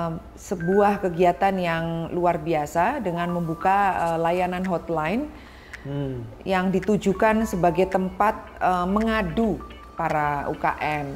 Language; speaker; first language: Indonesian; native; Indonesian